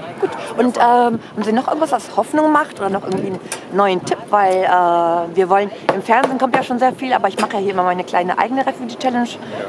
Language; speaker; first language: German; native; German